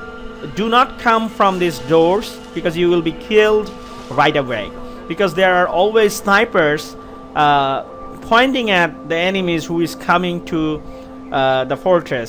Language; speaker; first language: English; non-native, fluent; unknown